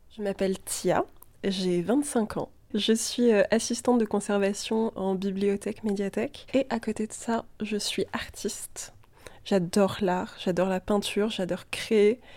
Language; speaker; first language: French; native; French